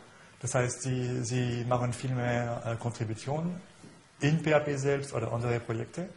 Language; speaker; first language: German; non-native, fluent; French